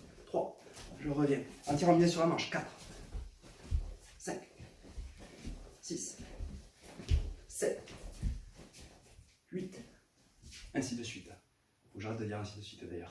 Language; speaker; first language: French; native; French